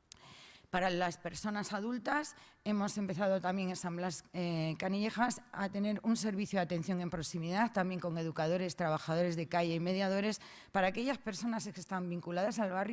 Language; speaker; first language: Spanish; native; Spanish